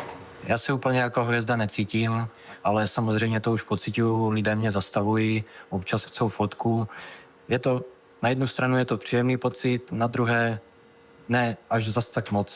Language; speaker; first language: Czech; native; Czech